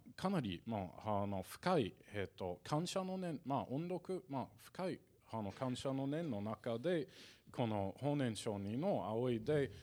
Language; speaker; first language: Japanese; non-native, fluent; English